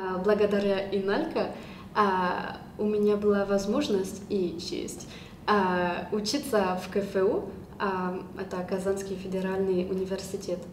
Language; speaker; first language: Russian; non-native, fluent; French